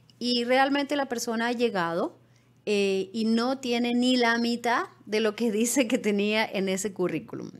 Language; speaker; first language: Spanish; native; Spanish